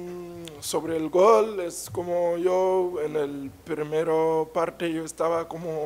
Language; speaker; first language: Portuguese; non-native, learner; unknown